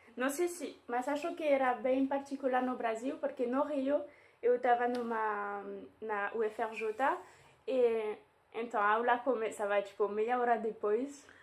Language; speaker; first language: Portuguese; non-native, fluent; French